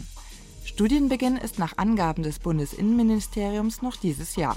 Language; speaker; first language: German; native; German